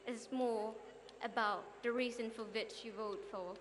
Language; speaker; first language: English; non-native, fluent; Thai